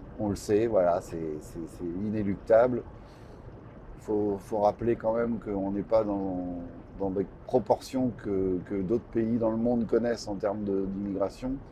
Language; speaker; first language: French; native; French